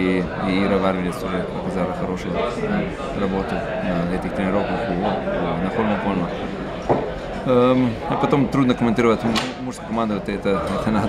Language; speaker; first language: Russian; non-native, fluent; Slovenian